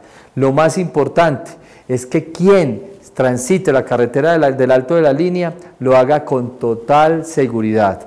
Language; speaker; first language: Spanish; native; Spanish